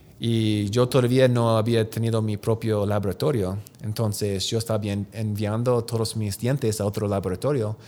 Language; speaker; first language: Spanish; non-native, learner; English